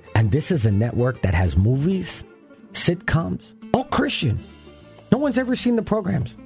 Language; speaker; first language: English; early bilingual, other home language; Spanish